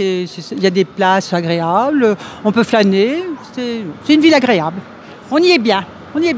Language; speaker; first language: French; native; French